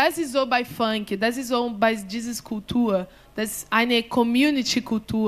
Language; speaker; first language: German; non-native, learner; Portuguese